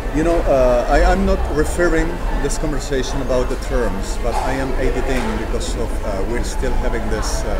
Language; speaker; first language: English; non-native, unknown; Spanish